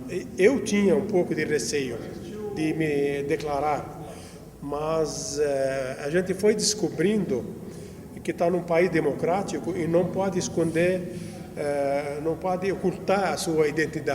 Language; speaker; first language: Portuguese; non-native, fluent; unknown